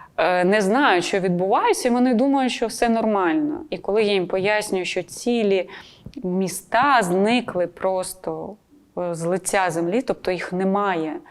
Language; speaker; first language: Ukrainian; non-native, local second language; Russian